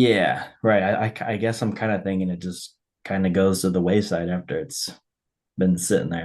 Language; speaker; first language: English; native; English